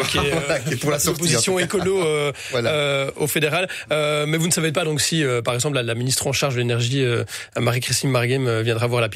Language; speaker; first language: French; native; French